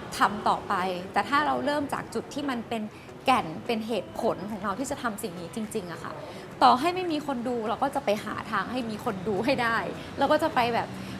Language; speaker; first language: Thai; native; Thai